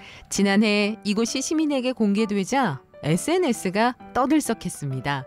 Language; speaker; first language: Korean; native; Korean